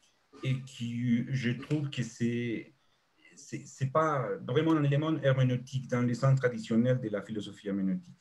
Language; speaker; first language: French; non-native, fluent; Spanish